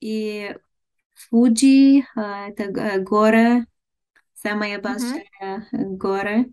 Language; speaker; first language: Russian; non-native, learner; Bulgarian